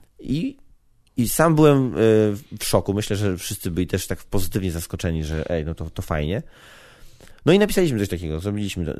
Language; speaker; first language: Polish; native; Polish